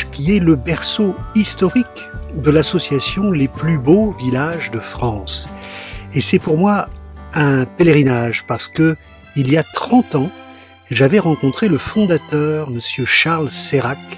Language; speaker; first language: French; native; French